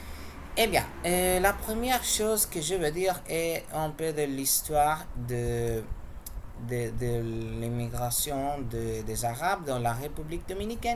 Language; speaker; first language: French; non-native, learner; Spanish